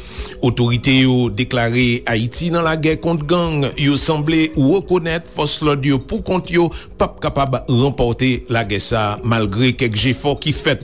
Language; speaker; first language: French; non-native, local second language; Haitian Creole